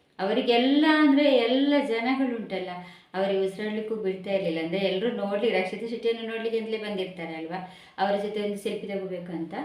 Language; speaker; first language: Kannada; non-native, local second language; Tulu